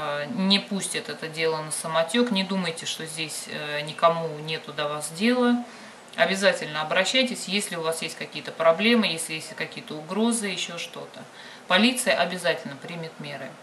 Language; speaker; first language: Russian; native; Russian